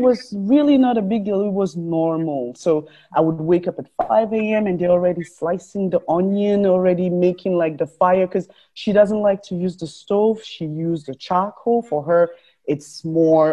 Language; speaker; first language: English; non-native, local second language; French